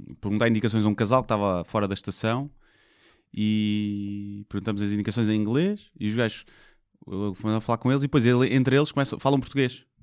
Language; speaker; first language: Portuguese; native; Portuguese